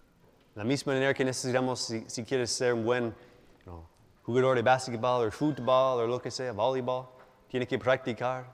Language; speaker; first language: Spanish; non-native, fluent; English